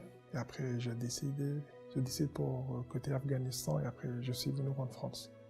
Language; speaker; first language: French; non-native, learner; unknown